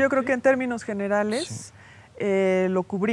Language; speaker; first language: Spanish; native; Spanish